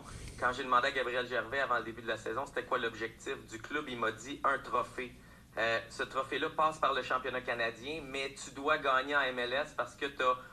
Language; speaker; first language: French; native; French